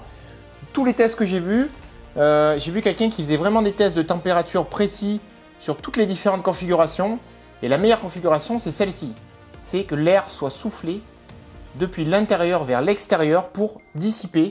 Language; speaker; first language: French; native; French